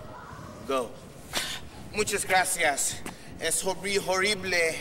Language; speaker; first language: Spanish; non-native, learner; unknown